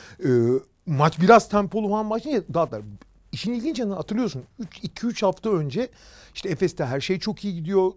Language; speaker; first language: Turkish; native; Turkish